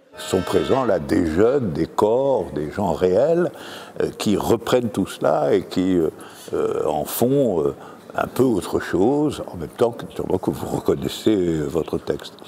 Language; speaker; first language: French; native; French